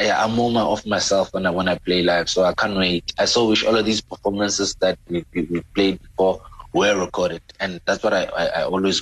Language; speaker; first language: English; non-native, local second language; Southern Sotho